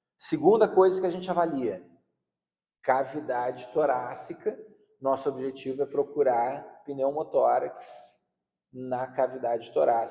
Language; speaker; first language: Portuguese; native; Portuguese